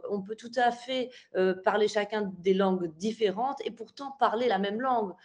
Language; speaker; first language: French; native; French